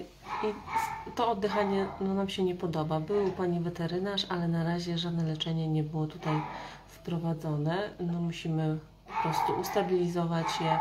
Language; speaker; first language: Polish; native; Polish